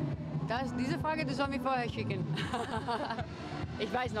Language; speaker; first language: German; non-native, learner; English